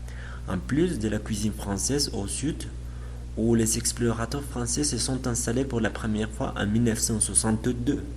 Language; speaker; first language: French; non-native, learner; Spanish